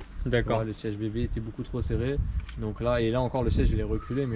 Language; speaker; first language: French; native; French